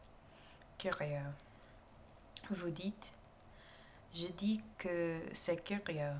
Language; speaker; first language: French; non-native, learner; English